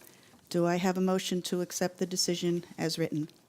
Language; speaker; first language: English; native; English